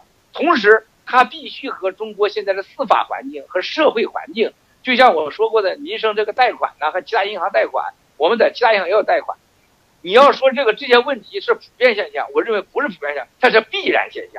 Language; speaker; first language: Chinese; native; Chinese